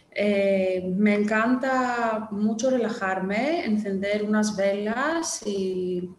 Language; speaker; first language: Spanish; non-native, fluent; Greek